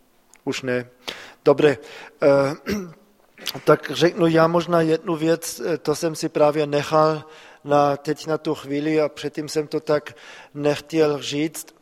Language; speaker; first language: Czech; non-native, fluent; German